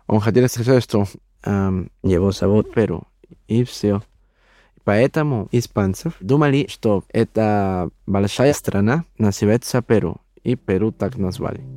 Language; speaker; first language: Russian; non-native, learner; Spanish